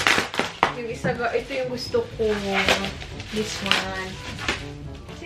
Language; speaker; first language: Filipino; non-native, local second language; Cebuano